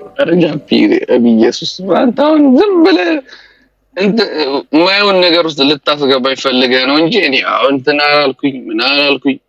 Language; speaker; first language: Amharic; native; Amharic